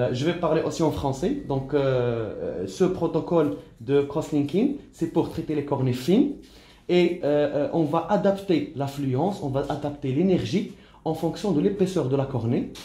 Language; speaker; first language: French; non-native, local second language; Arabic